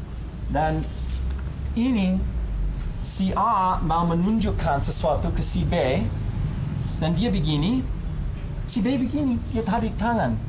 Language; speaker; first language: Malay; non-native, fluent; English